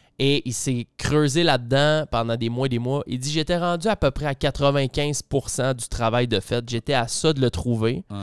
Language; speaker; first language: French; native; French